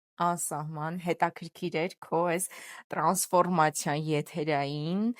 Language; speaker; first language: Armenian; native; Armenian